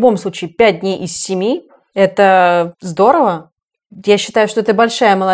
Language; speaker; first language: Russian; native; Russian